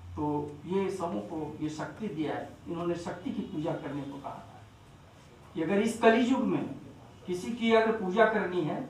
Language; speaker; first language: Hindi; non-native, local second language; Bangla